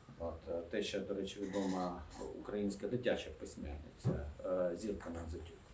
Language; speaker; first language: Ukrainian; non-native, local second language; Russian